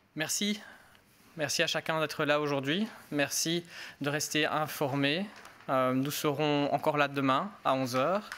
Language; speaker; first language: French; native; French